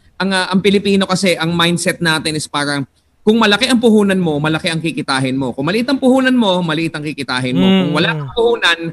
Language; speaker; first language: Filipino; native; Filipino